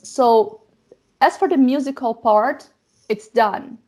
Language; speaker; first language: English; non-native, fluent; Portuguese